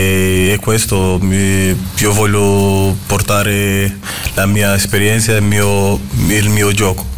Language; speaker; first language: Italian; non-native, fluent; Portuguese